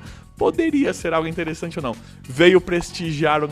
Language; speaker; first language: Portuguese; native; Portuguese